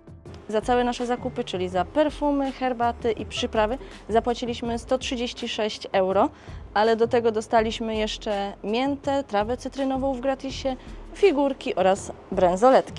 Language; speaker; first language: Polish; native; Polish